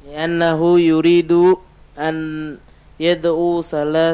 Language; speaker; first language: Arabic; non-native, learner; Indonesian